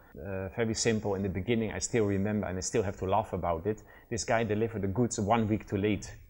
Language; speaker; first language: English; non-native, fluent; Dutch